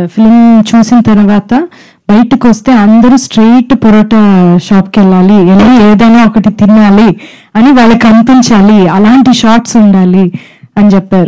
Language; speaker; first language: Telugu; non-native, fluent; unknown